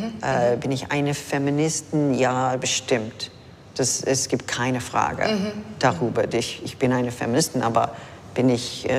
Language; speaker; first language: German; non-native, fluent; English